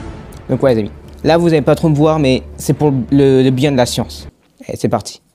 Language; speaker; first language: French; native; French